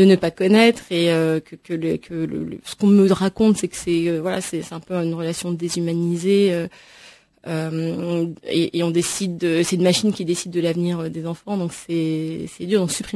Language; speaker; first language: French; native; French